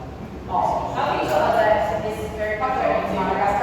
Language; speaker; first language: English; non-native, learner; Chinese